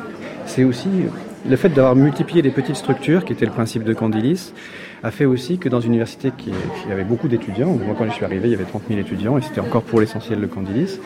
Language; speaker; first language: French; native; French